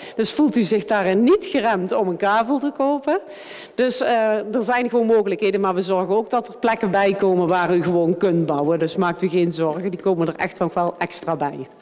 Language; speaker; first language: Dutch; native; Dutch